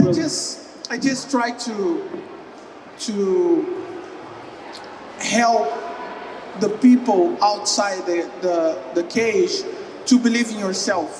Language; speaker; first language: English; non-native, learner; Portuguese